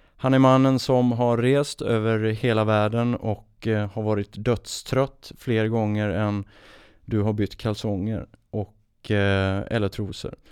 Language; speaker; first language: Swedish; native; Swedish